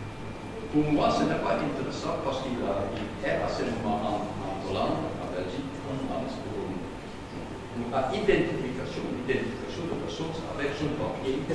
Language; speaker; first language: French; non-native, learner; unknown